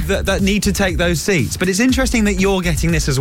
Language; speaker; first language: English; native; English